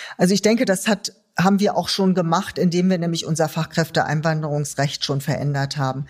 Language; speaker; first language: German; native; German